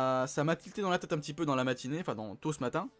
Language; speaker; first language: French; native; French